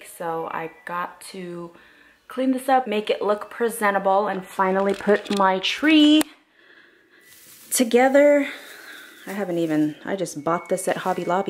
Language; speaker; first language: English; native; English